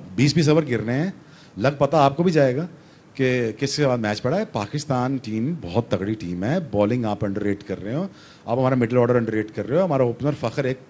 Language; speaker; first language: Urdu; non-native, local second language; Punjabi